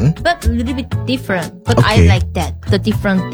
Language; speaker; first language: English; non-native, learner; Korean